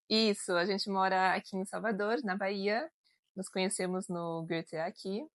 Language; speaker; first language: Portuguese; native; Portuguese